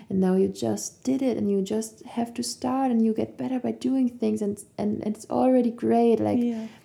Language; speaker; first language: English; non-native, fluent; German